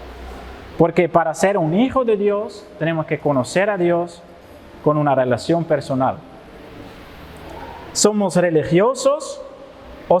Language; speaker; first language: Spanish; non-native, fluent; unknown